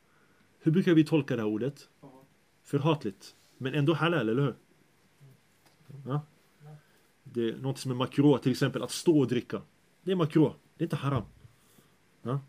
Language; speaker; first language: Swedish; early bilingual, other home language; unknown